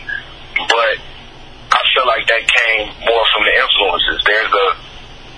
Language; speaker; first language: English; native; English